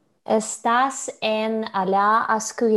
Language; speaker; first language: Spanish; non-native, learner; Russian